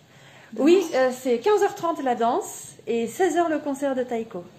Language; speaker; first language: French; native; French